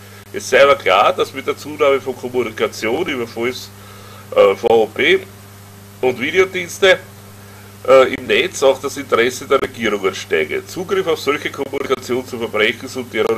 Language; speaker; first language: German; native; German